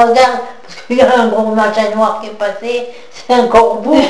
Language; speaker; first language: French; native; French